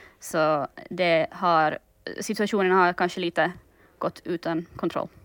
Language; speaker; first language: Swedish; native; Swedish